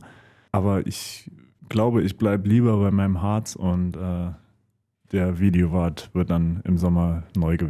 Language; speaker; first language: German; native; German